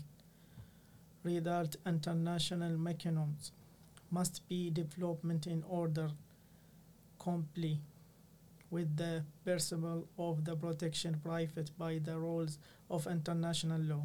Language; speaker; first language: English; non-native, learner; Arabic